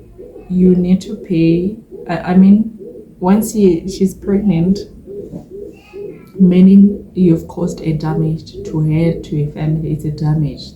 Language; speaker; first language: English; non-native, local second language; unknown